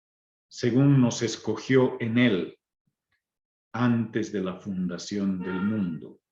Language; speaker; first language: Spanish; native; Spanish